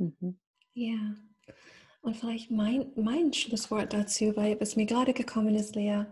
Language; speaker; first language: German; non-native, fluent; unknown